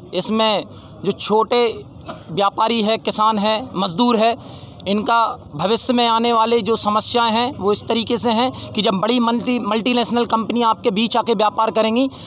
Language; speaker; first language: Hindi; native; Hindi